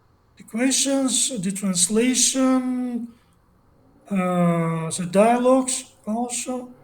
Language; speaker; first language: English; non-native, learner; Russian